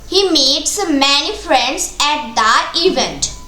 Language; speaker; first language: English; non-native, local second language; Bangla